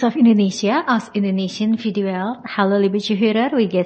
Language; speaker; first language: German; non-native, learner; Indonesian